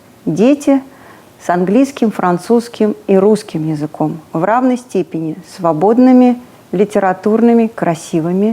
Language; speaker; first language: Russian; native; Russian